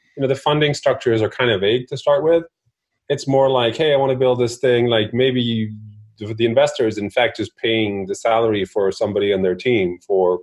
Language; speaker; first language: English; non-native, fluent; Norwegian